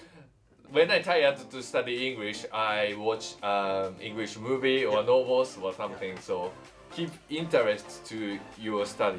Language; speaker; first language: English; non-native, learner; Japanese